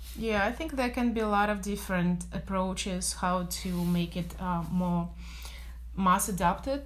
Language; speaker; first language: English; non-native, fluent; Russian